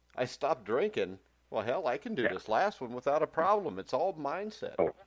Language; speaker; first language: English; native; English